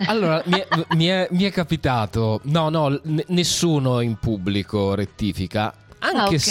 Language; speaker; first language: Italian; native; Italian